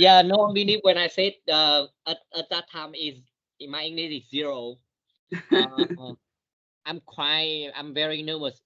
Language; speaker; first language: English; non-native, learner; Vietnamese